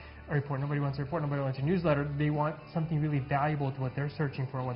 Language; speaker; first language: English; native; English